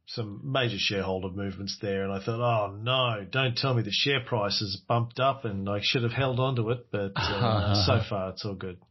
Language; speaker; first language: English; native; English